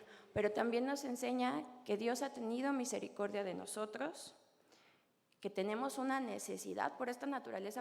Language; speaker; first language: Spanish; native; Spanish